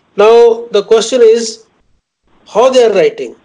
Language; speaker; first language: English; non-native, local second language; Punjabi